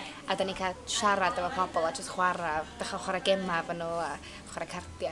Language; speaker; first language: Welsh; native; Welsh